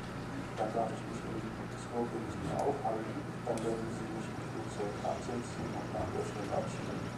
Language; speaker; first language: German; non-native, fluent; Arabic